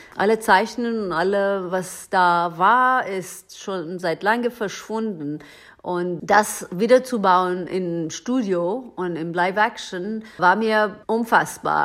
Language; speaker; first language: German; non-native, learner; Persian